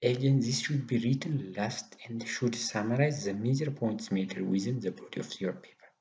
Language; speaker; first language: English; non-native, local second language; Amharic